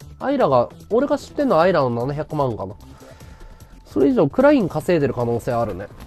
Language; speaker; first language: Japanese; native; Japanese